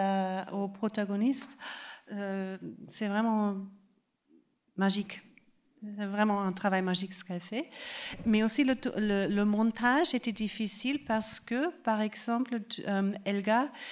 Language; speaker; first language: French; non-native, fluent; German